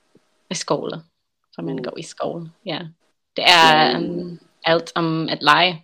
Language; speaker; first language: Danish; non-native, learner; English